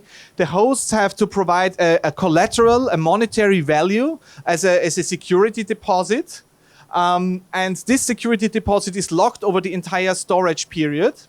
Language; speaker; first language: English; non-native, fluent; German